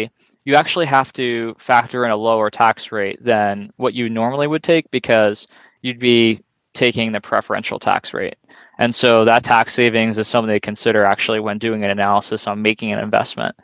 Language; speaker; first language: English; native; English